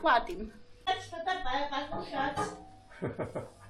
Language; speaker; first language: Russian; non-native, learner; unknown